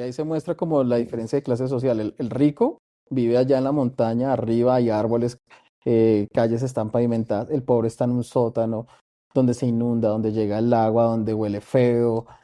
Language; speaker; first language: Spanish; native; Spanish